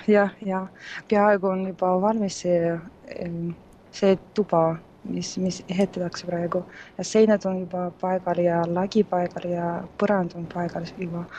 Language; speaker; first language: Estonian; non-native, local second language; Russian